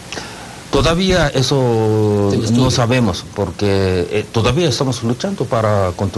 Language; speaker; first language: Spanish; non-native, learner; Japanese